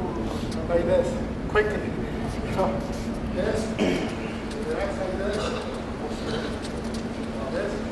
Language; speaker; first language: English; non-native, learner; Spanish